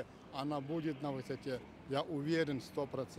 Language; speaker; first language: Russian; non-native, fluent; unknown